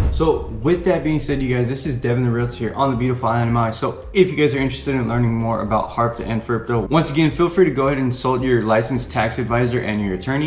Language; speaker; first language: English; native; English